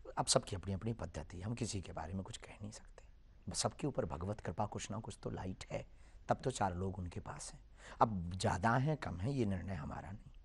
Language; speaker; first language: Hindi; native; Hindi